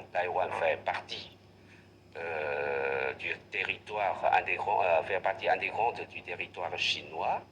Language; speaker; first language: French; non-native, fluent; Chinese